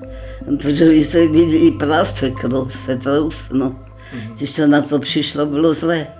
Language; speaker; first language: Czech; non-native, local second language; German